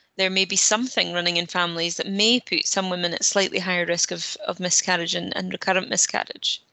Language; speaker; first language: English; native; English